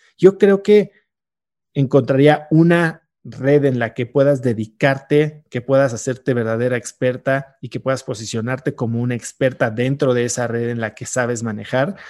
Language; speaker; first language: Spanish; native; Spanish